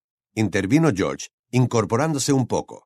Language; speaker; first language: Spanish; native; Spanish